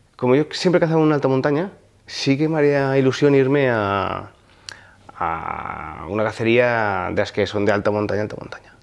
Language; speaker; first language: Spanish; non-native, local second language; Occitan